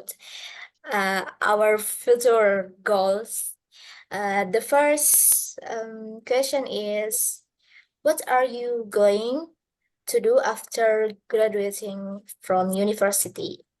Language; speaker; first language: English; non-native, learner; Indonesian